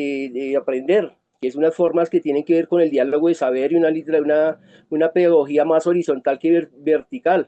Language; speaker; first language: Spanish; native; Spanish